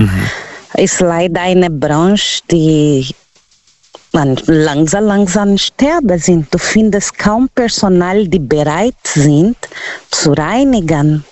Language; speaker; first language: German; non-native, fluent; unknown